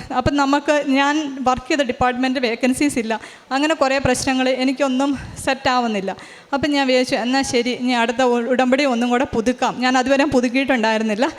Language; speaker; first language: Malayalam; native; Malayalam